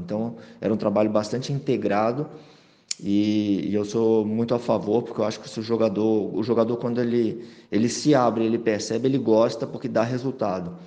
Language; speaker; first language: Portuguese; native; Portuguese